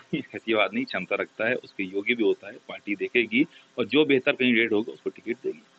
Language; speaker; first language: Hindi; native; Hindi